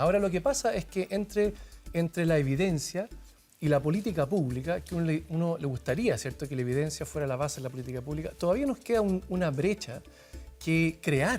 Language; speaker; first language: Spanish; native; Spanish